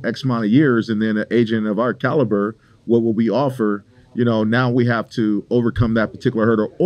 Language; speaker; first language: English; native; English